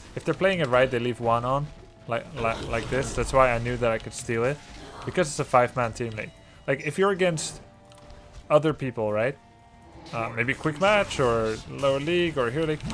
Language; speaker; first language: English; non-native, fluent; Dutch